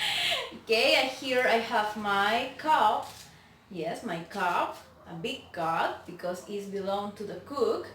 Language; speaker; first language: English; non-native, learner; Spanish